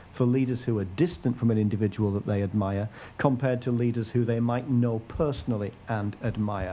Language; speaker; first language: English; native; English